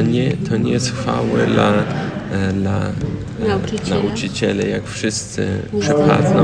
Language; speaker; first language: Polish; early bilingual, heritage; Polish